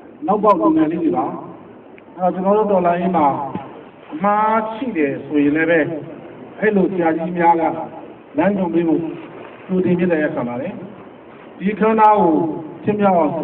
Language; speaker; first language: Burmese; non-native, local second language; Rohingya